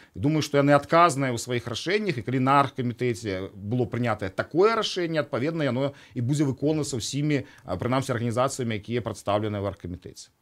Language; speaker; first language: Belarusian; native; Belarusian